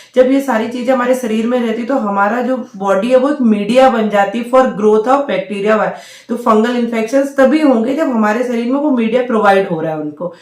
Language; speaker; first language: Hindi; native; Hindi